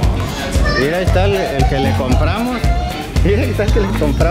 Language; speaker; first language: Spanish; native; Spanish